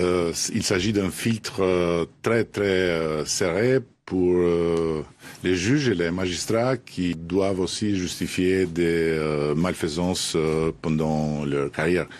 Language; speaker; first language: French; non-native, fluent; Albanian